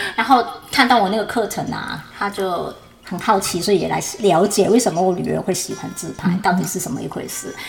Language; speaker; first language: Chinese; non-native, fluent; Cantonese